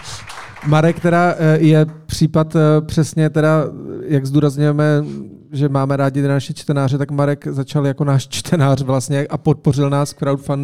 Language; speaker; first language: Czech; native; Czech